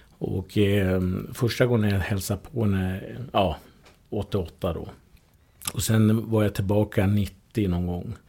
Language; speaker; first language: Swedish; early bilingual, other home language; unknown